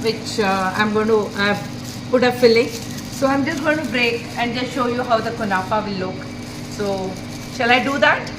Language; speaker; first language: English; non-native, local second language; Kannada